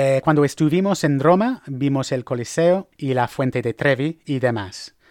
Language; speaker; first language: Spanish; non-native, fluent; English